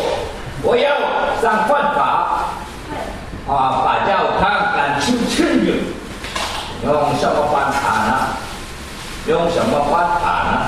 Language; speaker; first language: Chinese; non-native, learner; Korean